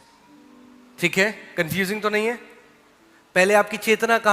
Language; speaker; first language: Hindi; native; Hindi